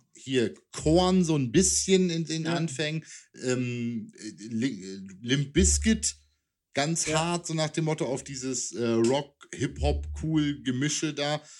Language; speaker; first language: German; native; German